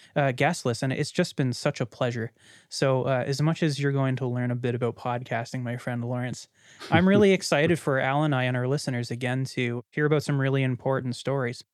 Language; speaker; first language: English; native; English